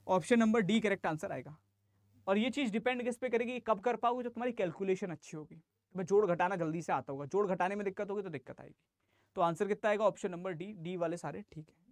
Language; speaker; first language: Hindi; native; Hindi